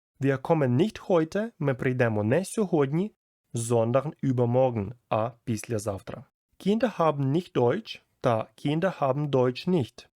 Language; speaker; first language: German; non-native, fluent; Ukrainian